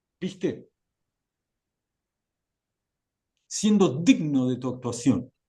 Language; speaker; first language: Spanish; native; Spanish